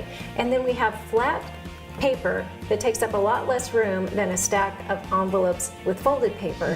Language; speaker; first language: English; native; English